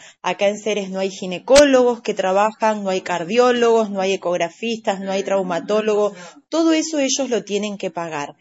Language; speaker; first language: Spanish; native; Spanish